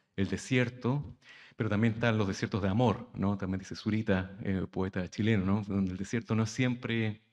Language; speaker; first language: Spanish; native; Spanish